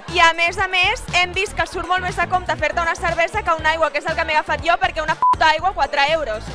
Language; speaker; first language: Catalan; native; Catalan